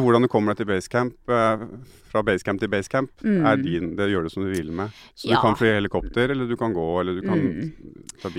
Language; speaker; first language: Norwegian; native; Norwegian